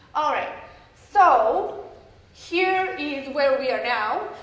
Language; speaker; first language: English; non-native, fluent; Bulgarian